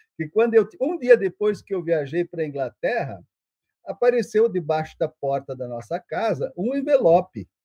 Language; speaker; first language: Portuguese; non-native, local second language; German